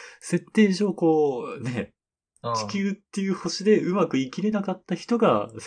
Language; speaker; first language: Japanese; native; Japanese